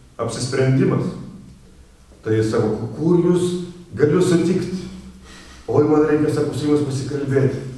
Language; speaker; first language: Lithuanian; non-native, fluent; Russian